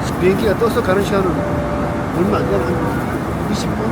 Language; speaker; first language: Korean; native; Korean